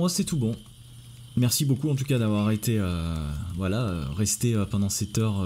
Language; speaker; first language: French; native; French